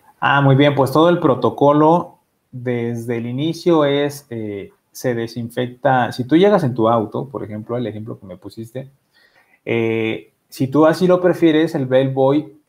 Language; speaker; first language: Spanish; native; Spanish